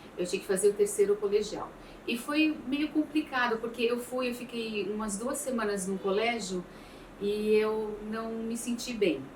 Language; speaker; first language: Portuguese; early bilingual, other home language; Arabic